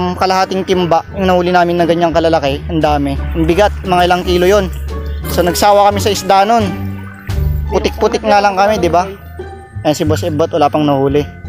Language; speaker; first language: Filipino; non-native, local second language; Iloko